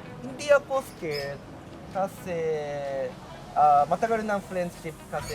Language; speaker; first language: Filipino; non-native, learner; Japanese